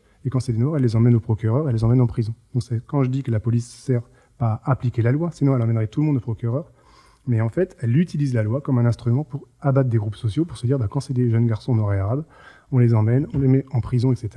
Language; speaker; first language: French; native; French